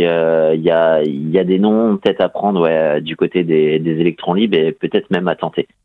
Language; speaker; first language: French; native; French